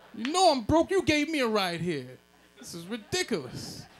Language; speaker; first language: English; native; English